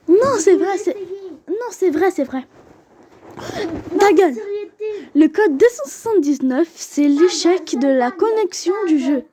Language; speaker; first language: French; native; French